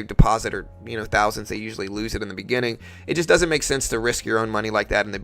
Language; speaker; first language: English; native; English